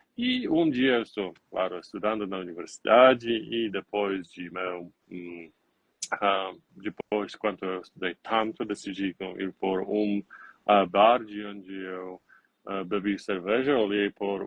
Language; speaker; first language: Portuguese; non-native, learner; Polish